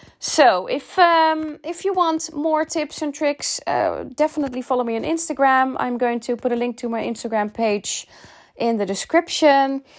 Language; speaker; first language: English; non-native, fluent; Dutch